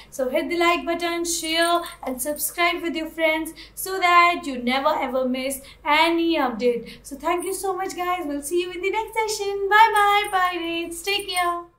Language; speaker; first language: English; non-native, local second language; Hindi